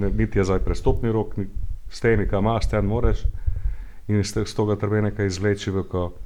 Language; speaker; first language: Slovenian; native; Slovenian